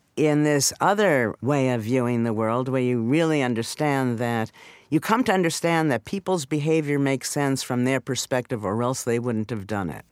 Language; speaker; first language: English; native; English